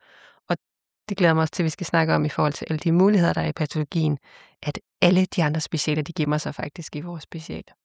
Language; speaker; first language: Danish; native; Danish